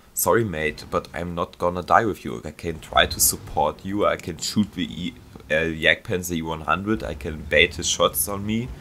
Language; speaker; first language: English; non-native, fluent; German